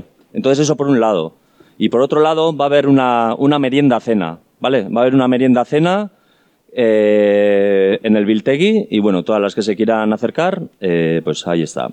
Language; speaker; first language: Spanish; native; Spanish